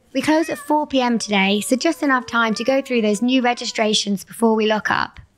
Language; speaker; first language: English; native; English